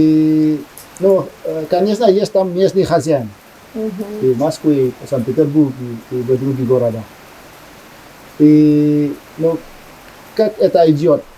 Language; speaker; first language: Russian; non-native, learner; Indonesian